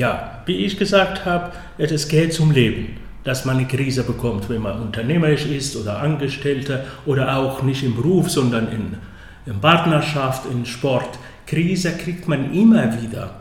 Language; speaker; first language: German; non-native, fluent; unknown